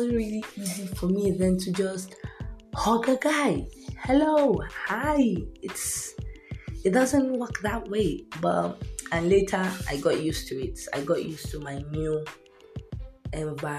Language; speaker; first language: English; non-native, local second language; Yoruba